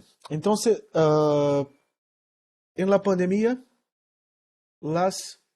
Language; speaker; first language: Spanish; non-native, learner; Portuguese